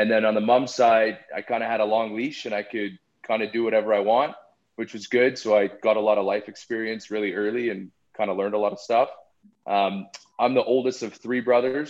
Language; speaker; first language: English; native; English